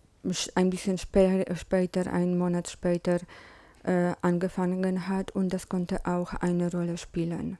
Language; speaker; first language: German; non-native, fluent; Polish